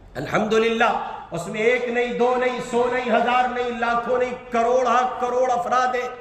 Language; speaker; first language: Urdu; native; Urdu